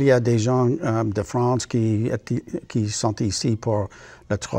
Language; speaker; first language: French; non-native, learner; English